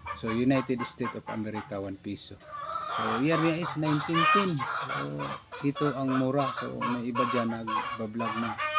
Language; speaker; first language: Filipino; non-native, local second language; Cebuano